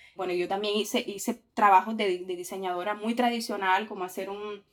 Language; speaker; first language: Spanish; native; Spanish